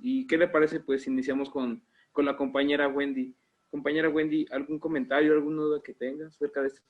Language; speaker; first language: Spanish; native; Spanish